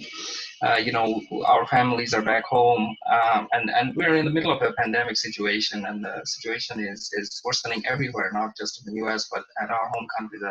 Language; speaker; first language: English; non-native, local second language; Bangla